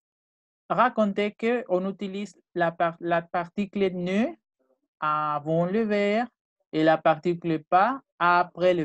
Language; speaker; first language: French; non-native, fluent; Spanish